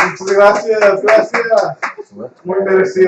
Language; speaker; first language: Spanish; non-native, learner; English